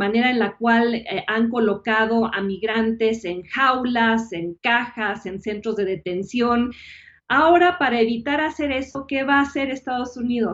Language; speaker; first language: Spanish; native; Spanish